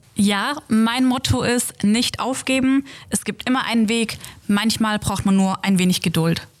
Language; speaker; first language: German; native; German